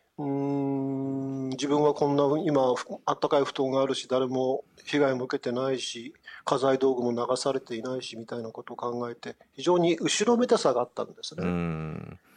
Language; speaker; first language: Japanese; native; Japanese